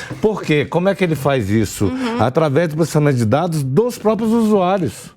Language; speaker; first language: Portuguese; native; Portuguese